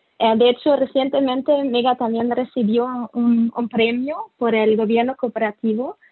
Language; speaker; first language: Spanish; non-native, fluent; German